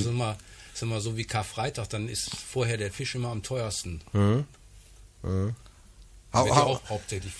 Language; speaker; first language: German; native; German